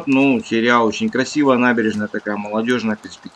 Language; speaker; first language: Russian; native; Russian